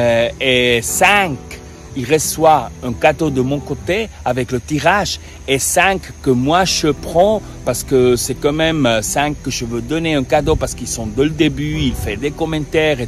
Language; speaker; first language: French; non-native, learner; Spanish